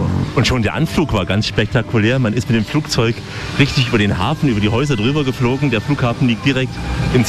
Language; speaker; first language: German; native; German